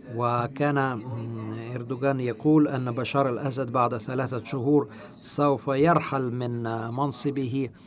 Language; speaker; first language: Arabic; non-native, fluent; Turkish